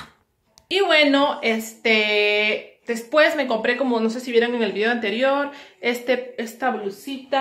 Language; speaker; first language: Spanish; native; Spanish